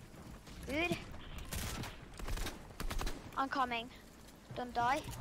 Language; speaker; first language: English; non-native, fluent; Finnish